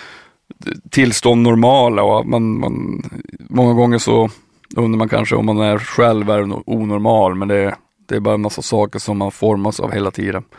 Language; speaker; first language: Swedish; native; Swedish